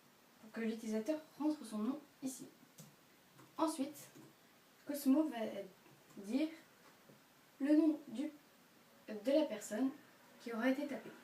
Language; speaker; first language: French; native; French